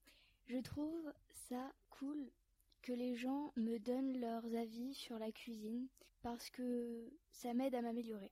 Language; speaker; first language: French; native; French